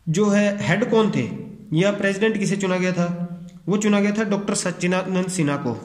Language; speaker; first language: Hindi; non-native, local second language; Punjabi